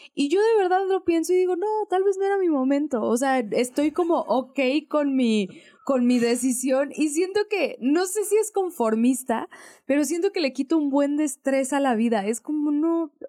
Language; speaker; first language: Spanish; native; Spanish